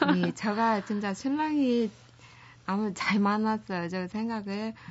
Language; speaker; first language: Korean; non-native, learner; Vietnamese